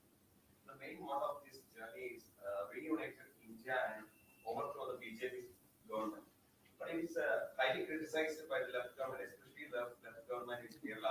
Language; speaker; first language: English; non-native, local second language; Malayalam